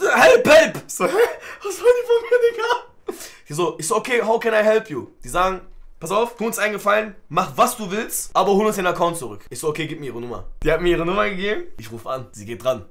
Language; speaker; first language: German; early bilingual, other home language; Turkish